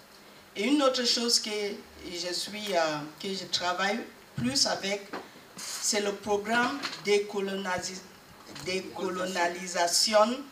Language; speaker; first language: French; non-native, learner; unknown